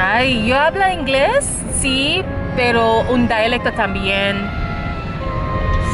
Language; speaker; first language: Spanish; non-native, learner; English